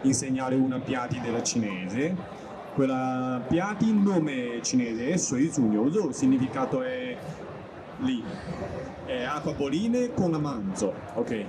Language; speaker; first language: Italian; non-native, learner; Chinese